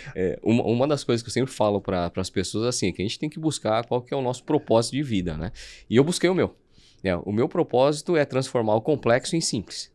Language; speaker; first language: Portuguese; native; Portuguese